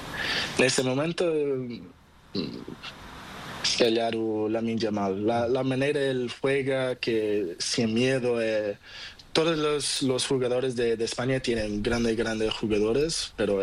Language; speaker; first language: Spanish; non-native, learner; Portuguese